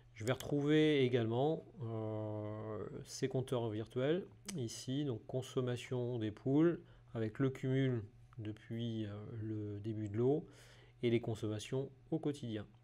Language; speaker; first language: French; native; French